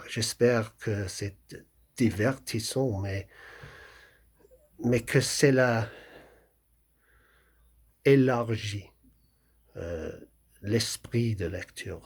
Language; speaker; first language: French; non-native, fluent; English